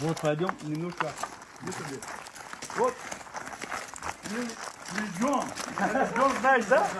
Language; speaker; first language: Russian; non-native, learner; Tajik